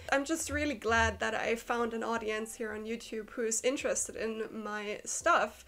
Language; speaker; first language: English; non-native, fluent; German